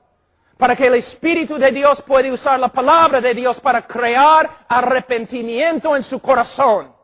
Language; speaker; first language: Spanish; non-native, fluent; English